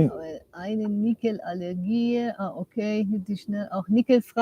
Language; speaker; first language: German; non-native, learner; Spanish